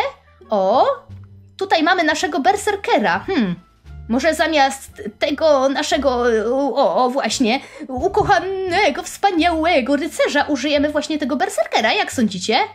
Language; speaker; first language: Polish; native; Polish